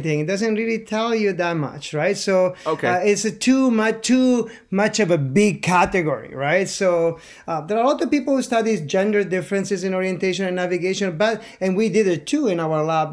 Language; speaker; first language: English; non-native, fluent; Italian